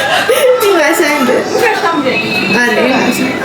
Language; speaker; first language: Persian; native; Persian